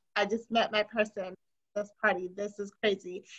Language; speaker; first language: English; non-native, local second language; Shona